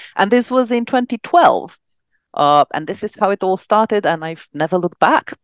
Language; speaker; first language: English; non-native, fluent; Romanian